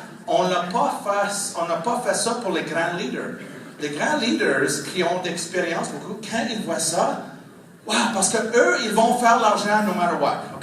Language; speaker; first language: French; non-native, fluent; English